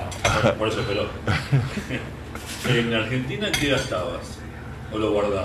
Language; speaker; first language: Spanish; native; Spanish